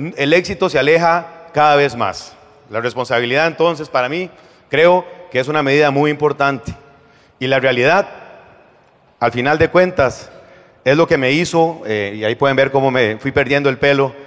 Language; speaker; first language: Spanish; native; Spanish